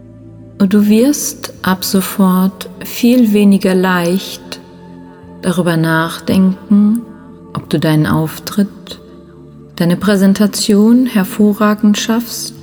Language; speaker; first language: German; native; German